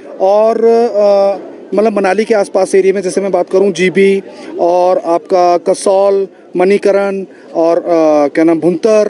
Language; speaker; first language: Hindi; native; Hindi